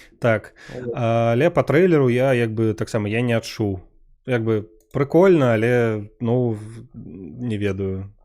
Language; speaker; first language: Belarusian; non-native, local second language; Russian